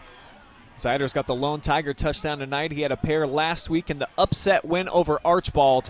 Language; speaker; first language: English; native; English